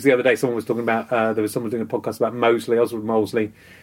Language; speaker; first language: English; native; English